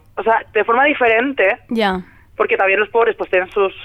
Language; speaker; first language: Spanish; native; Spanish